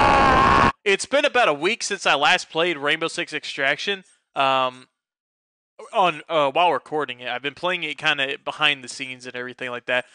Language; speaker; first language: English; native; English